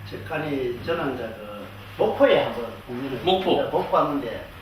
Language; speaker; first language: Korean; native; Korean